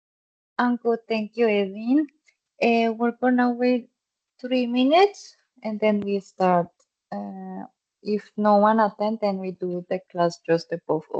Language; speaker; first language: English; non-native, fluent; Spanish